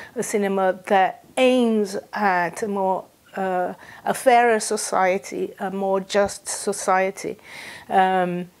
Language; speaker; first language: English; non-native, fluent; Portuguese